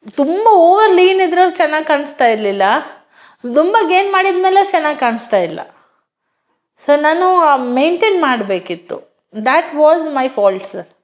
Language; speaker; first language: Kannada; non-native, local second language; Hindi